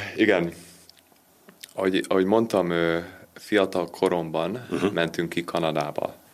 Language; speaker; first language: Hungarian; early bilingual, heritage; Hungarian